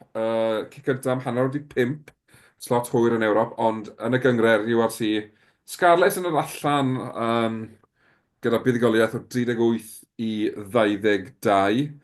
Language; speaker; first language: Welsh; native; Welsh